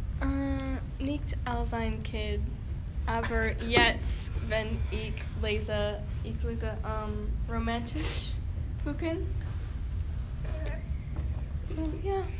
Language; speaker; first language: German; non-native, learner; English